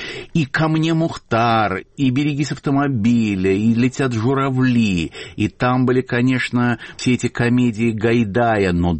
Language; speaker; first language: Russian; native; Russian